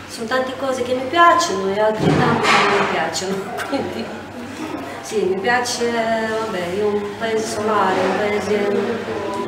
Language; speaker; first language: Italian; early bilingual, other home language; Romanian